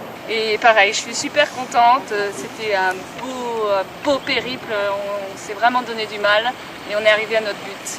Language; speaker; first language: French; native; French